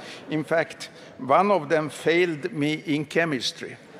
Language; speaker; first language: English; non-native, fluent; Swedish